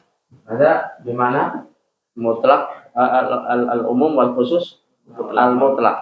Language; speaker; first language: Arabic; non-native, fluent; Indonesian